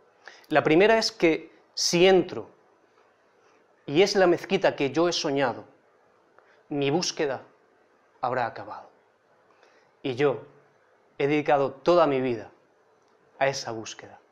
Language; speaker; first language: Spanish; native; Spanish